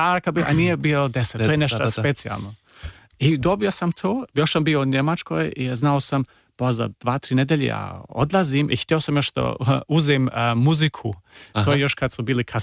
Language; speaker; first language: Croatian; early bilingual, heritage; Serbian